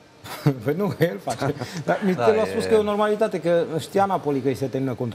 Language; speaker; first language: Romanian; native; Romanian